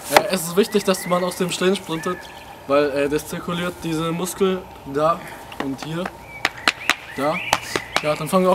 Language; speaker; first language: German; native; German